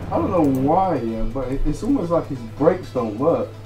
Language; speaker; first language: English; native; English